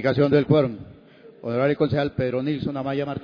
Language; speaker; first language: Spanish; native; Spanish